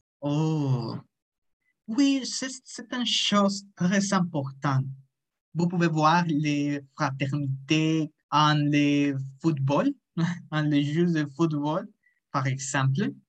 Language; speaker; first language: French; non-native, learner; Spanish